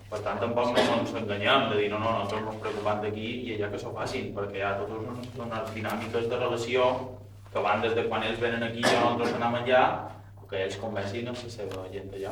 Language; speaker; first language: Catalan; native; Catalan